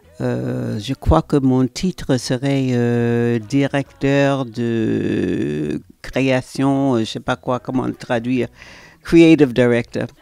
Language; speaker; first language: French; non-native, fluent; English